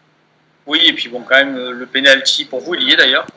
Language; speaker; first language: French; native; French